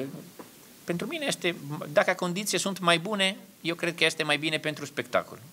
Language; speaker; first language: Romanian; non-native, learner; Italian